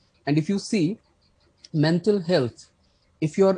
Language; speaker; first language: English; non-native, local second language; Kashmiri